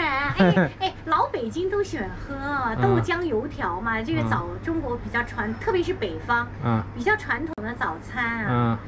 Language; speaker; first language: Chinese; native; Chinese